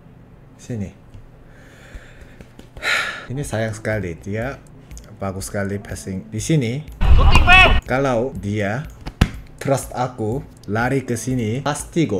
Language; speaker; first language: Indonesian; non-native, fluent; Korean